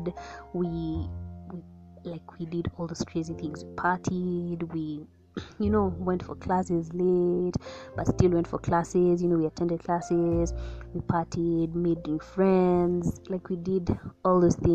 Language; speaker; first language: English; non-native, local second language; Swahili